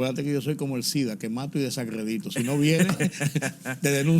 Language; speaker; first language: Spanish; native; Spanish